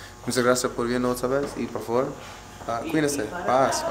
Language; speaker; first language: Spanish; non-native, learner; English